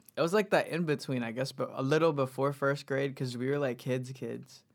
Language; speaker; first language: English; non-native, local second language; Filipino